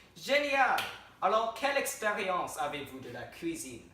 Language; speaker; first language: French; non-native, learner; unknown